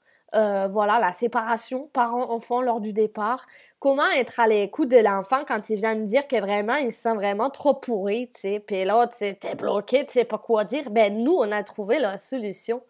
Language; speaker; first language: French; native; French